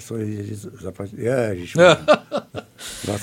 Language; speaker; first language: Czech; native; Czech